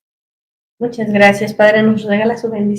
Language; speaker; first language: Spanish; native; Spanish